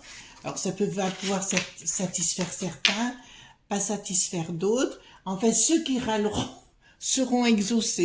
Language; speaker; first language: French; native; French